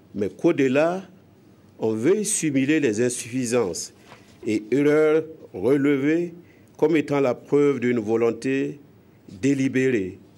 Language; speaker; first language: French; non-native, local second language; Mossi